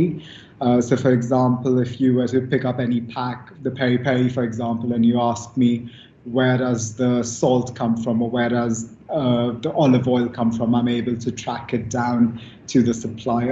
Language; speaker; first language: English; non-native, local second language; Hindi